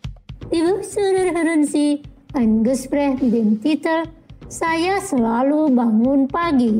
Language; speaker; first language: German; non-native, fluent; Indonesian